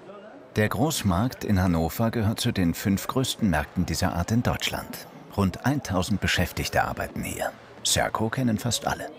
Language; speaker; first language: German; native; German